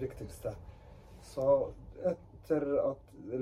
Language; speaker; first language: Norwegian; early bilingual, other home language; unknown